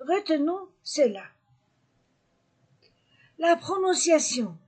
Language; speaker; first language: French; non-native, fluent; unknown